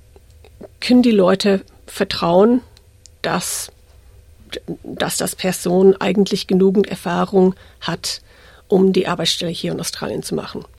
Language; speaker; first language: German; non-native, fluent; English